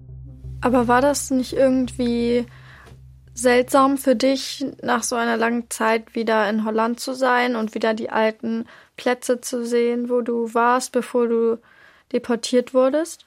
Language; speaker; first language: German; native; German